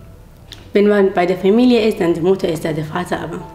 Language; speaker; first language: German; non-native, fluent; Arabic